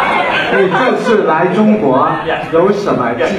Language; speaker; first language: Chinese; native; Chinese